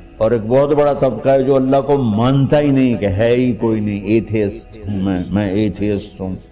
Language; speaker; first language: Urdu; non-native, local second language; Punjabi